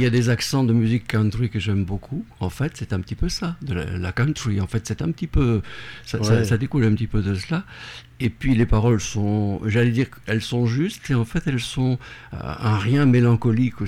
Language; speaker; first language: French; native; French